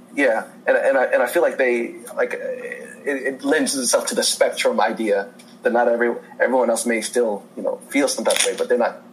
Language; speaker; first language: English; native; English